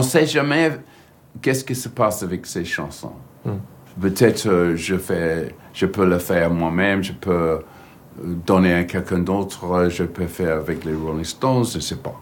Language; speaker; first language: French; non-native, fluent; English